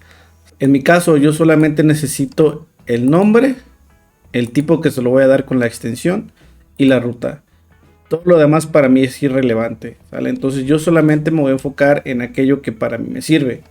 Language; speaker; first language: Spanish; native; Spanish